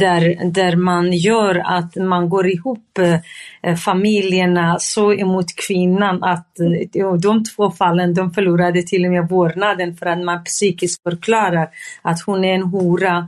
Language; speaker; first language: Swedish; non-native, fluent; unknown